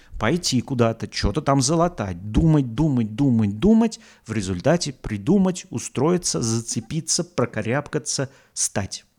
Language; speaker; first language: Russian; native; Russian